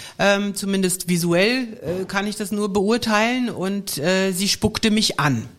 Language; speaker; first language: German; native; German